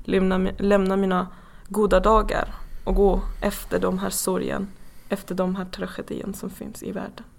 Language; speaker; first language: Swedish; non-native, fluent; Persian